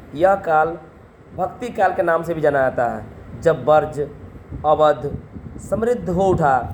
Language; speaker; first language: Hindi; native; Hindi